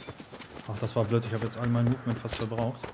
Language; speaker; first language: German; native; German